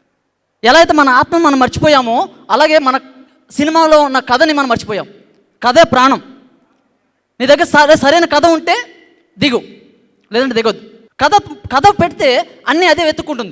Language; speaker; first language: Telugu; native; Telugu